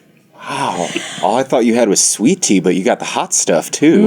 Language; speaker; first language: English; native; English